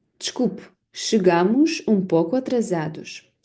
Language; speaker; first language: Portuguese; non-native, learner; Ukrainian